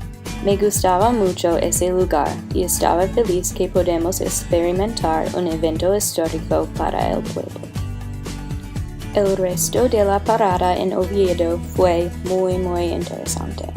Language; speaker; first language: Spanish; non-native, learner; English